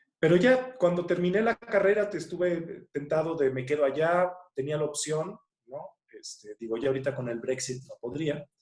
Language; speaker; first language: Spanish; native; Spanish